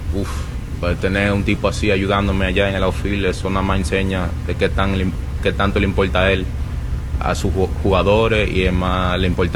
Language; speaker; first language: Spanish; early bilingual, heritage; Spanish